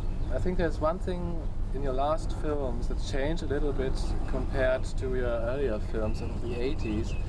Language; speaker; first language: English; non-native, fluent; German